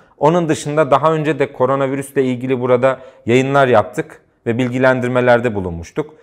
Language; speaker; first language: Turkish; native; Turkish